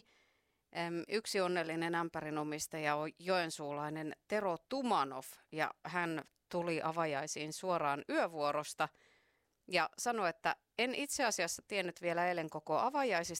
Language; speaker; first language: Finnish; native; Finnish